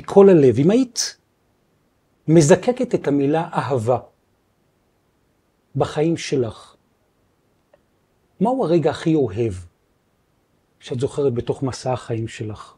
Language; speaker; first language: Hebrew; native; Hebrew